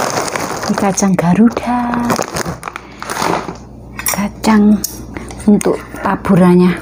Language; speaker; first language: Indonesian; non-native, local second language; Javanese